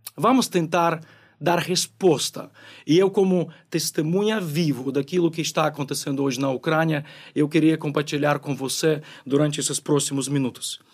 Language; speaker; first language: Portuguese; non-native, fluent; Ukrainian